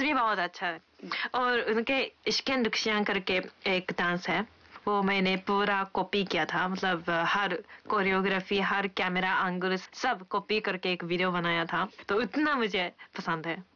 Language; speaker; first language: Hindi; non-native, fluent; Japanese